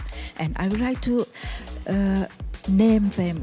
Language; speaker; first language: English; non-native, learner; Thai